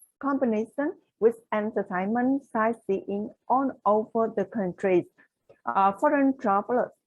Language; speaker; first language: English; non-native, learner; Vietnamese